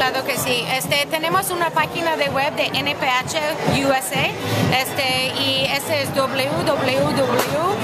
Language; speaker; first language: Spanish; non-native, fluent; English